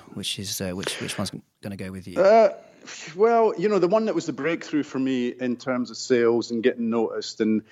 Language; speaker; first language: English; native; English